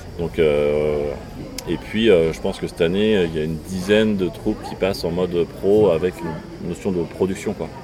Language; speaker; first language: French; native; French